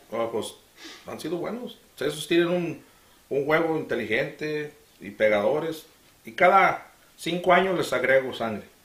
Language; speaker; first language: Spanish; native; Spanish